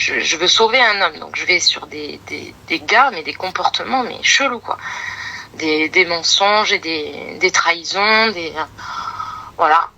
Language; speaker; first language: French; native; French